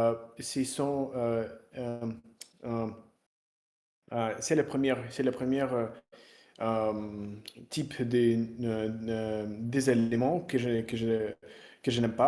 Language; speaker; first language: French; non-native, learner; Russian